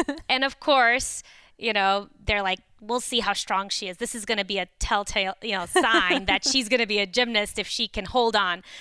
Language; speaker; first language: English; early bilingual, other home language; Romanian